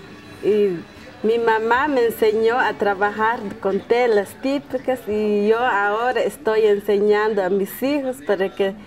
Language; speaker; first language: Spanish; non-native, local second language; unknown